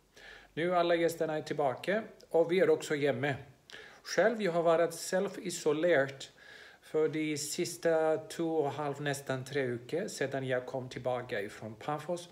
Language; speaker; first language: Swedish; non-native, fluent; Greek